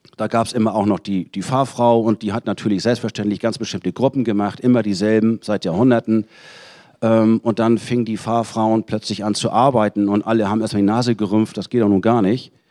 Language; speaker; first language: German; native; German